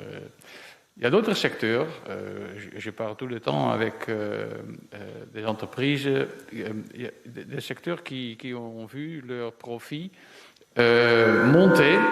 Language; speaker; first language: French; non-native, fluent; Dutch